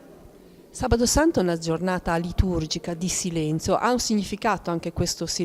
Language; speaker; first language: Italian; native; Italian